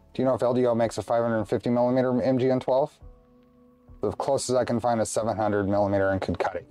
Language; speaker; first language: English; native; English